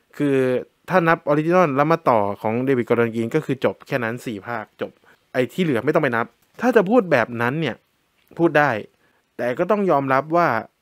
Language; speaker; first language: Thai; native; Thai